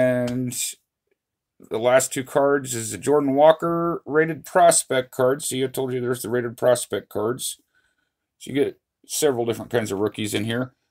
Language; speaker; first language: English; native; English